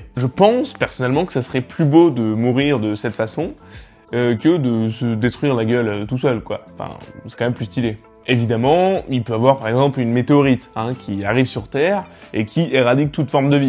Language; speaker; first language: French; native; French